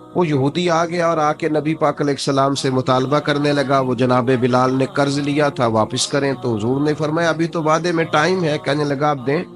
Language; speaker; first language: Urdu; non-native, local second language; Punjabi